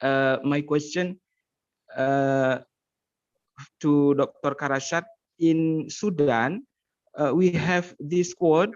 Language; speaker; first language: English; non-native, learner; Indonesian